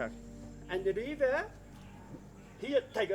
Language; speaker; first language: English; non-native, learner; French